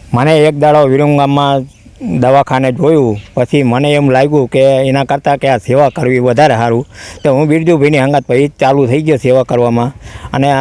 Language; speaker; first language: Gujarati; native; Gujarati